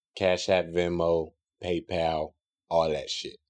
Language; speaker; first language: English; native; English